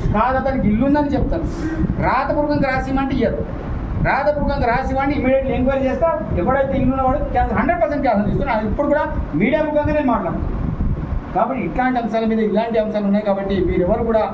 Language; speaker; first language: Telugu; non-native, local second language; Gondi